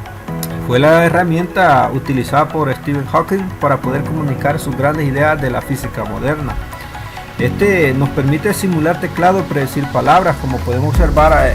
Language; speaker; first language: Spanish; native; Spanish